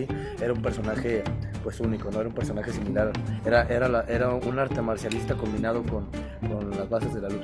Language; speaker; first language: Spanish; native; Spanish